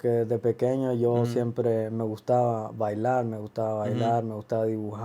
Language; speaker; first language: Spanish; early bilingual, other home language; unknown